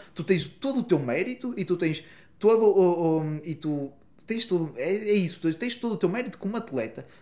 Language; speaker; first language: Portuguese; native; Portuguese